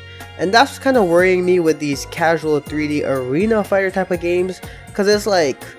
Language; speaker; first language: English; native; English